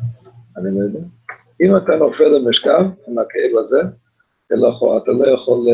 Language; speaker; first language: Hebrew; non-native, fluent; English